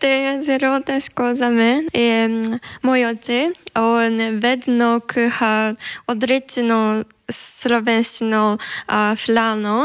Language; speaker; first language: Slovenian; non-native, learner; Japanese